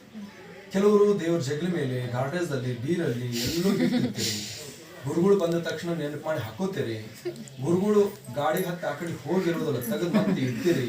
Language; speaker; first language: Kannada; native; Kannada